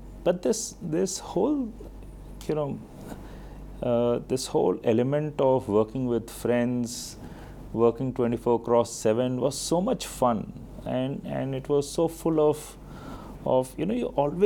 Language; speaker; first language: English; non-native, local second language; Hindi